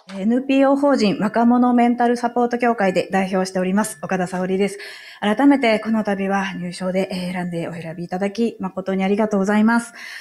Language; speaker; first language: Japanese; native; Japanese